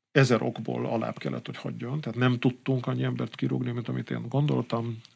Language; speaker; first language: Hungarian; native; Hungarian